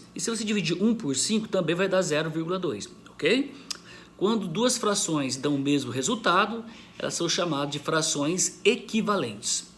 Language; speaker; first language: Portuguese; native; Portuguese